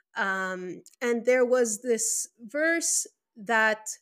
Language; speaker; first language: English; non-native, fluent; Spanish